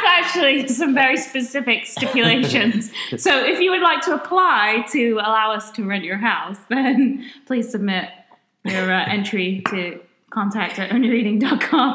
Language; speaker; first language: English; native; English